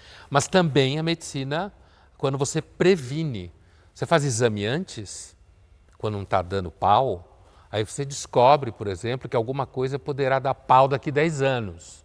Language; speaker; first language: Portuguese; native; Portuguese